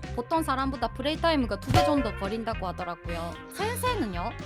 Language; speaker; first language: Korean; non-native, learner; Japanese